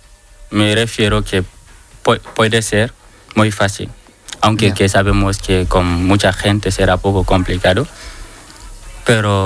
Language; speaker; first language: Spanish; non-native, learner; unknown